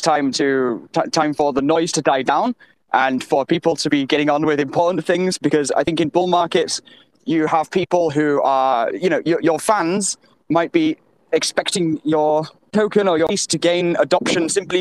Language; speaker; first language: English; native; English